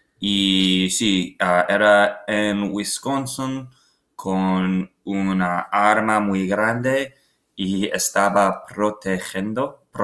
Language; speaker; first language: Spanish; non-native, learner; English